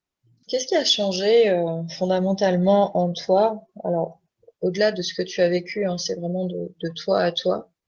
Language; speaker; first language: French; native; French